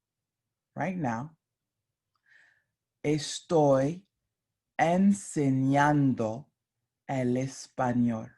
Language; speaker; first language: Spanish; non-native, fluent; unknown